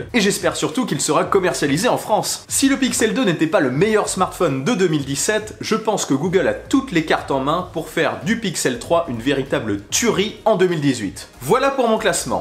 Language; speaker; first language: French; native; French